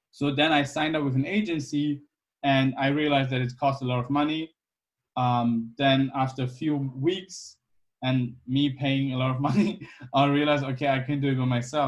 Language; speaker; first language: English; non-native, fluent; German